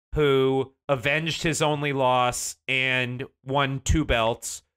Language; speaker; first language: English; native; English